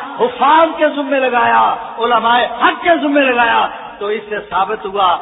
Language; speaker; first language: Urdu; non-native, local second language; Punjabi